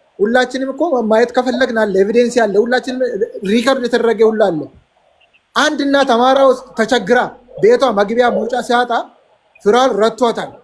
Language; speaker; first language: Amharic; non-native, local second language; Oromo